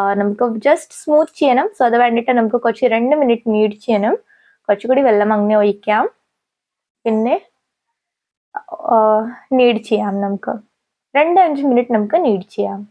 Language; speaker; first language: Malayalam; non-native, local second language; Hindi